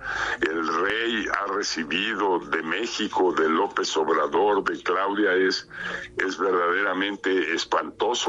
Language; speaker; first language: Spanish; native; Spanish